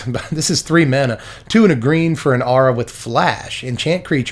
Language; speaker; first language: English; native; English